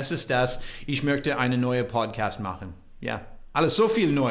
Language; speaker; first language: German; non-native, learner; English